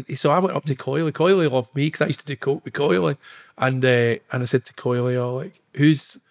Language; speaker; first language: English; native; English